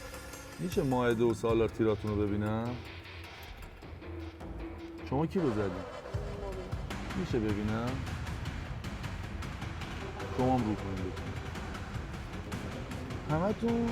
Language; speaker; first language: Persian; native; Persian